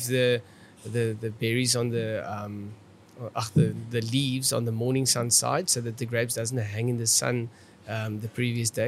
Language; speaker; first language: English; non-native, local second language; Afrikaans